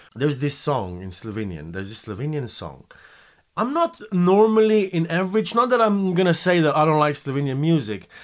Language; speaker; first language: English; non-native, fluent; Slovenian